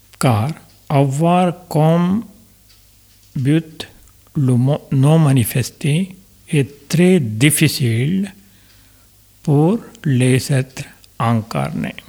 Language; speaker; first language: French; non-native, fluent; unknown